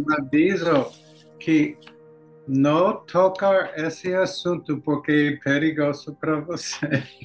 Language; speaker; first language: Portuguese; non-native, learner; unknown